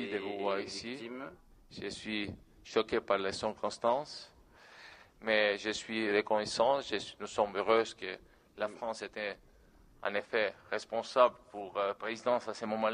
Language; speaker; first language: French; non-native, learner; Georgian